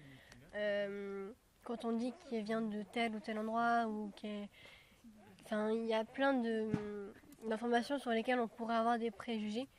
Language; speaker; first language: French; native; French